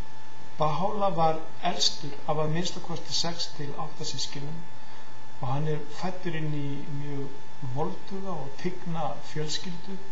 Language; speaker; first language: Icelandic; native; Icelandic